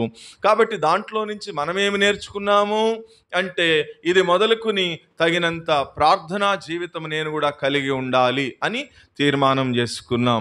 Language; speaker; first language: Telugu; native; Telugu